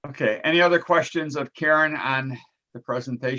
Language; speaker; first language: English; native; English